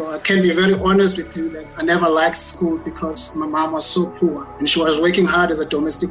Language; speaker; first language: English; non-native, local second language; Zulu